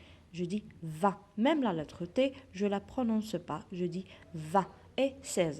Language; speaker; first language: French; non-native, local second language; Arabic